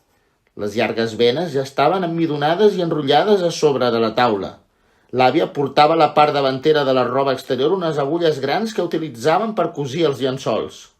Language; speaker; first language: Catalan; native; Catalan